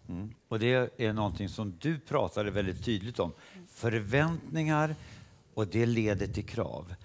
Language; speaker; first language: Swedish; native; Swedish